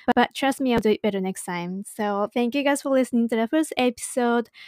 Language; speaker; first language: English; non-native, fluent; Japanese